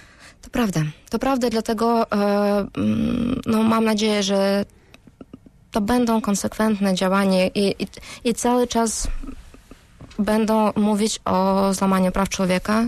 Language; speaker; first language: Polish; non-native, fluent; Russian